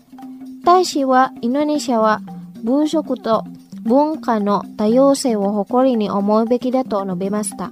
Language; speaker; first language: Japanese; non-native, fluent; Indonesian